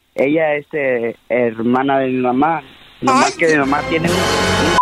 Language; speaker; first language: Spanish; early bilingual, heritage; Spanish